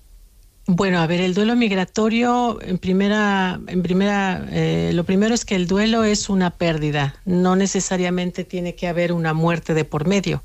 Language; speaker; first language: Spanish; native; Spanish